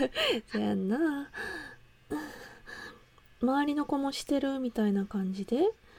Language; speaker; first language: Japanese; native; Japanese